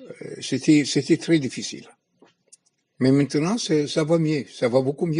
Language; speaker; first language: French; non-native, fluent; Arabic